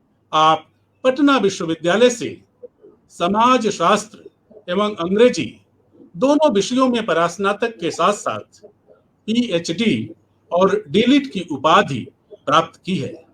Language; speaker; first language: Hindi; native; Hindi